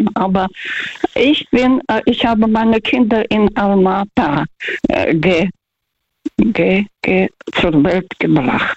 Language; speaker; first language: German; non-native, fluent; Russian